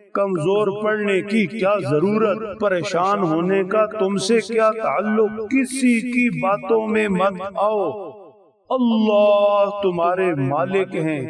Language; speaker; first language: Urdu; native; Urdu